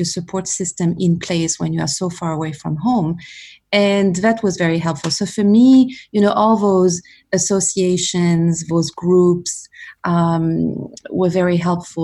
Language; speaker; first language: English; non-native, fluent; French